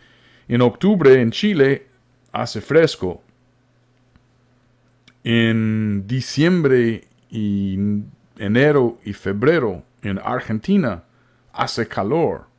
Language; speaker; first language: Spanish; non-native, fluent; English